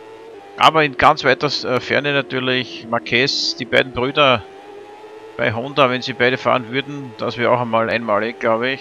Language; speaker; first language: German; native; German